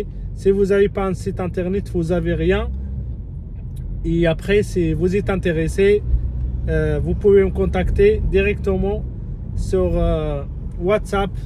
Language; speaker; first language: French; non-native, fluent; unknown